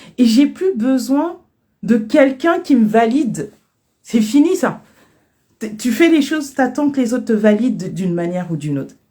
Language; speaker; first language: French; native; French